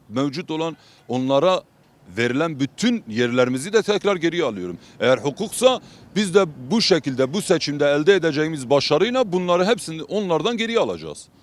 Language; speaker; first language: Turkish; non-native, local second language; Kurdish